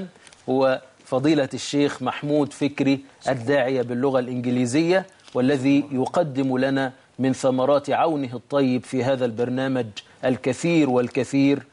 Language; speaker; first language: Arabic; native; Arabic